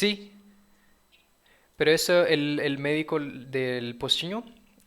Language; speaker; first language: Spanish; early bilingual, heritage; Portuguese